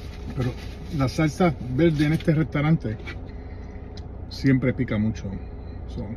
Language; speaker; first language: Spanish; early bilingual, heritage; Spanish